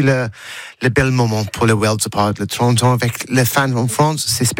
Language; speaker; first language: French; non-native, learner; English